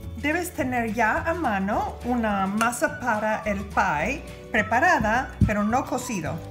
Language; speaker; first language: Spanish; non-native, fluent; English